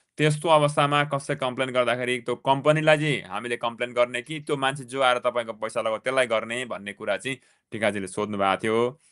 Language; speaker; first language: Nepali; native; Nepali